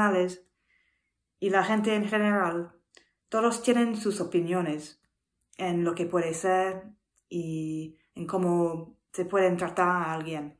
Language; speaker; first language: Spanish; non-native, learner; English